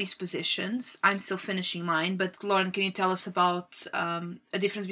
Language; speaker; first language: English; non-native, fluent; Portuguese